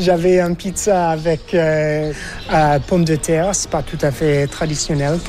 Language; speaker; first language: French; non-native, fluent; English